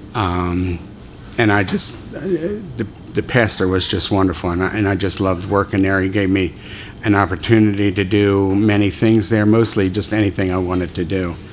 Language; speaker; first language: English; native; English